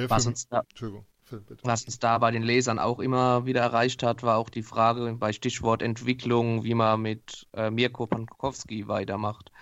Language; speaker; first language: German; native; German